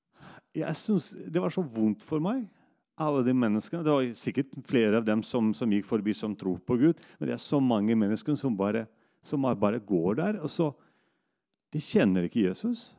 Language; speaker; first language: Norwegian; non-native, fluent; Russian